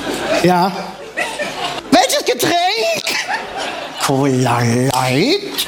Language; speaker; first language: German; native; German